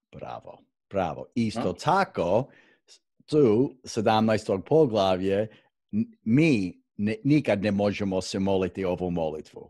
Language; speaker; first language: Croatian; non-native, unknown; English